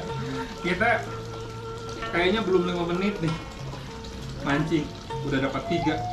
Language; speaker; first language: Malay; non-native, local second language; Sundanese